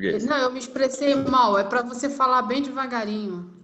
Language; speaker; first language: Portuguese; native; Portuguese